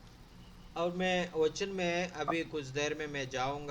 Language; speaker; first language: Hindi; non-native, local second language; Telugu